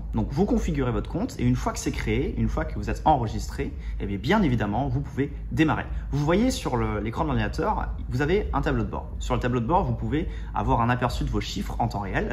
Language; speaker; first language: French; native; French